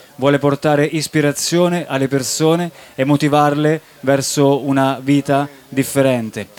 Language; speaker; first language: Italian; native; Italian